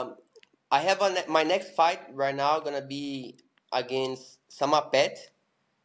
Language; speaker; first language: English; non-native, learner; Portuguese